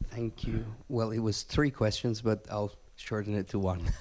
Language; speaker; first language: English; non-native, fluent; Persian